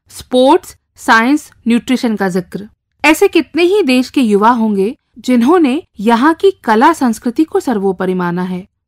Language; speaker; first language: Hindi; native; Hindi